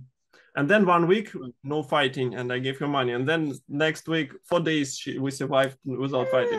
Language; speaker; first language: English; non-native, fluent; Russian